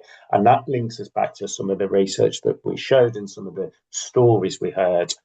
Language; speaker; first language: English; native; English